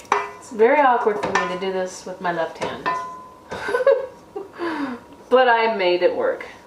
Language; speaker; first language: English; native; English